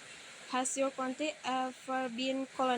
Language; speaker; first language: English; non-native, learner; Indonesian